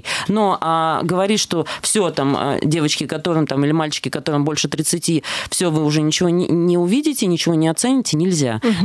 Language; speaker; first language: Russian; native; Russian